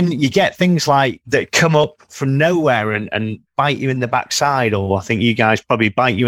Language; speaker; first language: English; native; English